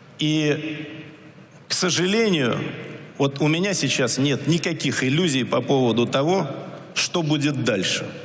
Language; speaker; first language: Russian; native; Russian